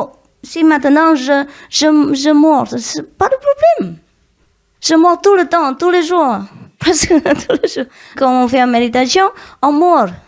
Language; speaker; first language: French; non-native, learner; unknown